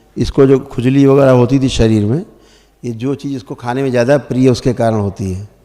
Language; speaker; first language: Hindi; native; Hindi